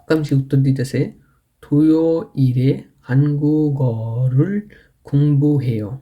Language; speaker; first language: Korean; non-native, learner; Bangla